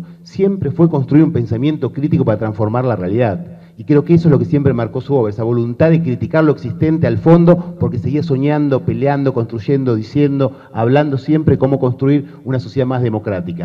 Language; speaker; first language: Spanish; native; Spanish